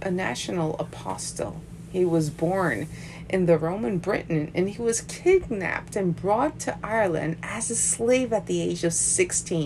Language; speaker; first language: English; native; English